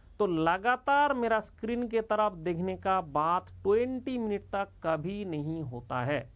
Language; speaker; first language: Hindi; non-native, local second language; Bangla